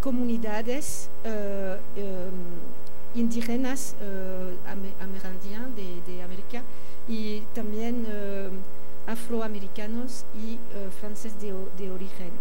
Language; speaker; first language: Spanish; non-native, fluent; French